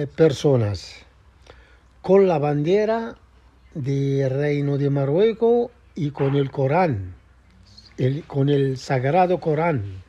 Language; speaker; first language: Spanish; non-native, fluent; Arabic